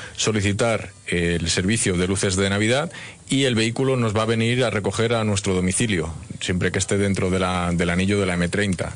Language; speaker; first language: Spanish; native; Spanish